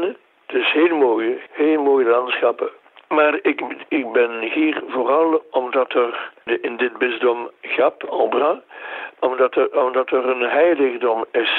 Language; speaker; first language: Dutch; non-native, local second language; French